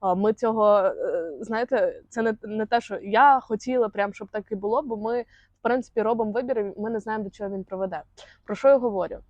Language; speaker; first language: Ukrainian; non-native, local second language; Russian